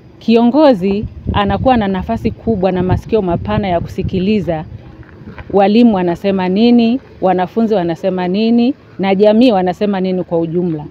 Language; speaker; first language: Swahili; native; Swahili